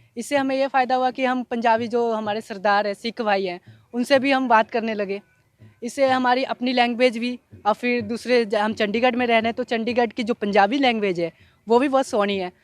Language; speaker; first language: Hindi; native; Hindi